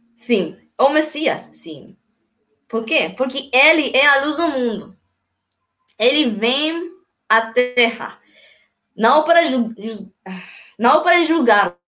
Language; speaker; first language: Portuguese; non-native, learner; Spanish